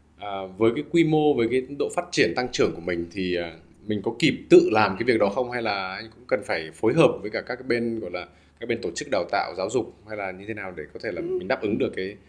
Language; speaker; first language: Vietnamese; native; Vietnamese